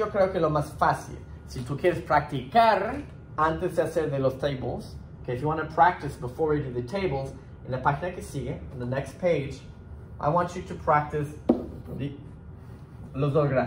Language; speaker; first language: Spanish; non-native, fluent; English